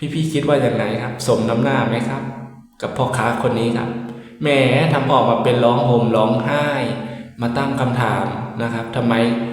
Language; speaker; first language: Thai; native; Thai